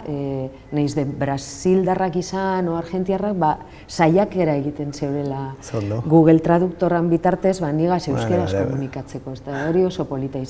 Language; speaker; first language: Basque; non-native, local second language; Spanish